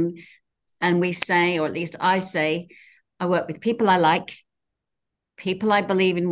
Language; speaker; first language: English; native; English